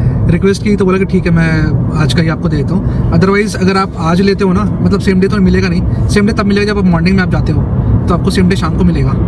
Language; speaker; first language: Hindi; native; Hindi